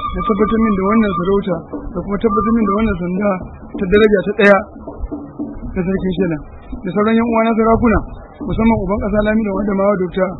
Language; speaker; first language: Hausa; non-native, local second language; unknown